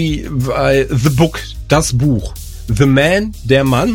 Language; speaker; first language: English; non-native, fluent; German